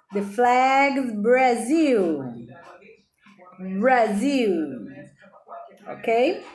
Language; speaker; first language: English; non-native, learner; Portuguese